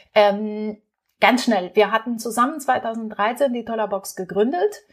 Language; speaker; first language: German; non-native, fluent; Romanian